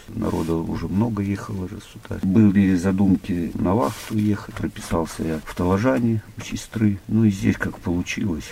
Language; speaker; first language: Russian; native; Russian